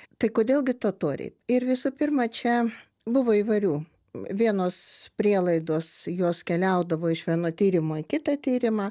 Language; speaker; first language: Lithuanian; non-native, local second language; Russian